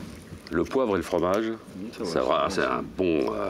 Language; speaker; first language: French; native; French